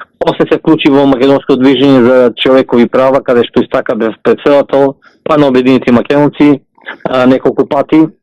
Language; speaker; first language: Macedonian; early bilingual, heritage; Macedonian